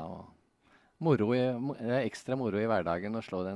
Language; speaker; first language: Norwegian; native; Norwegian